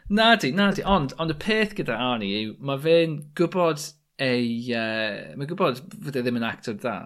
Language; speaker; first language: Welsh; native; Welsh